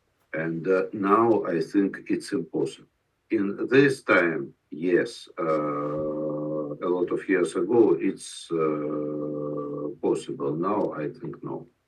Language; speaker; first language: English; non-native, learner; Russian